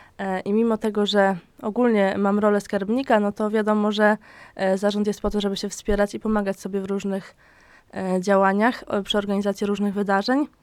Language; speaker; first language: Polish; native; Polish